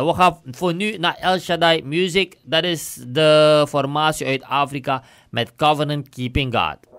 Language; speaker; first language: Dutch; native; Dutch